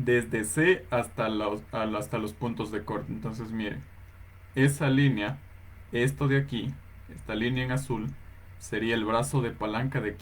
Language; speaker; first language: Spanish; native; Spanish